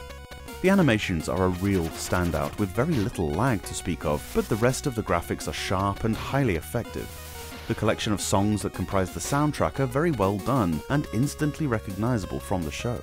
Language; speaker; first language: English; native; English